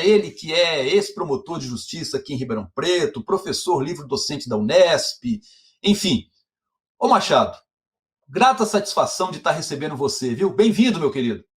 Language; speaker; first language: Portuguese; native; Portuguese